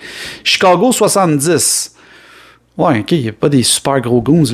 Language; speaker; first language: French; native; French